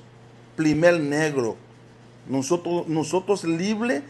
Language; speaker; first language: Spanish; non-native, learner; Haitian Creole